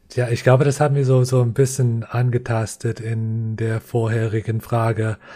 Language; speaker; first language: German; non-native, fluent; English